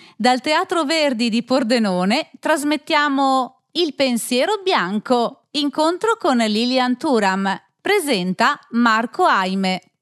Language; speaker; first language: Italian; native; Italian